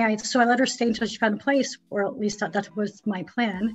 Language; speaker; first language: English; native; English